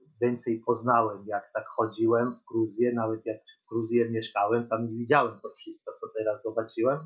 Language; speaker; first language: Polish; non-native, learner; Georgian